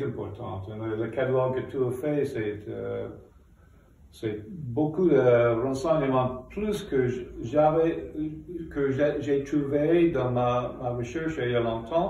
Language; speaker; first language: French; non-native, fluent; English